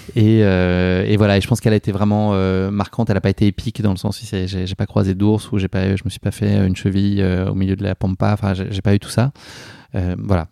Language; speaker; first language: French; native; French